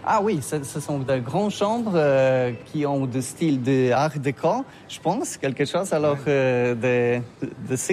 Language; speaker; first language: French; non-native, fluent; Polish